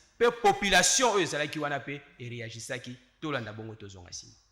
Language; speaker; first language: Lingala; native; Lingala